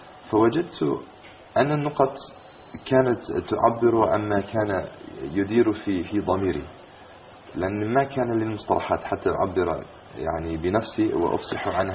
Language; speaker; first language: Arabic; non-native, fluent; English